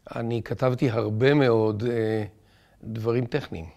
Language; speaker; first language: Hebrew; native; Hebrew